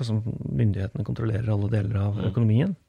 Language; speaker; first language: Norwegian; native; Norwegian